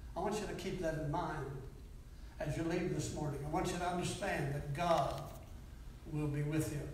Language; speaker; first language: English; native; English